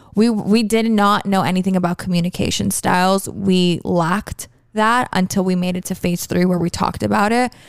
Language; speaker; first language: English; native; English